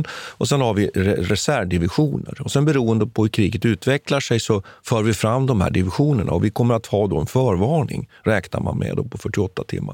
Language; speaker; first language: Swedish; native; Swedish